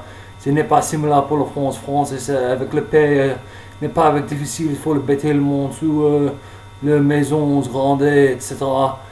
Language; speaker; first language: French; non-native, learner; English